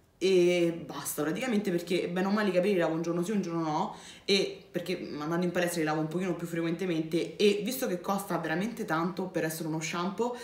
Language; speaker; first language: Italian; native; Italian